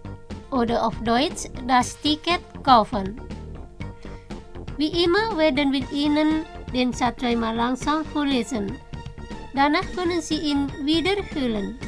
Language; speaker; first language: German; non-native, fluent; Indonesian